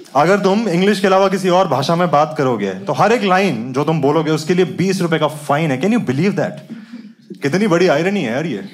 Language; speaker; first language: Hindi; native; Hindi